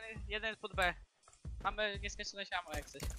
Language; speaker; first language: Polish; native; Polish